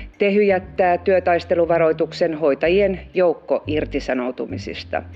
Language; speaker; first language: Finnish; native; Finnish